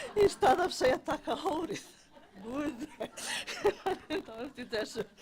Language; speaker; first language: Icelandic; non-native, fluent; Portuguese